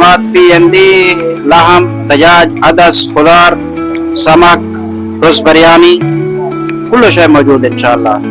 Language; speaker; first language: Arabic; non-native, learner; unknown